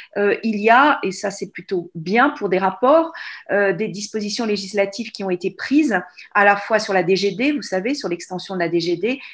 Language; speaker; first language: French; native; French